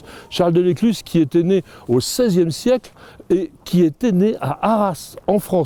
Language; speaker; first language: French; native; French